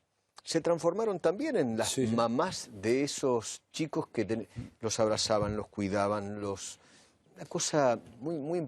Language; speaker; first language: Spanish; native; Spanish